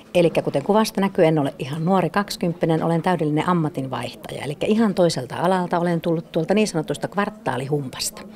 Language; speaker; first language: Finnish; native; Finnish